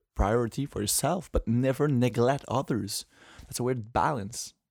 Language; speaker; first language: English; non-native, fluent; French